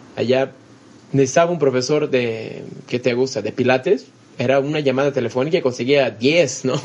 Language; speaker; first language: Spanish; non-native, fluent; Portuguese